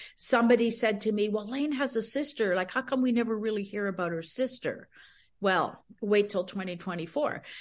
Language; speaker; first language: English; early bilingual, other home language; Spanish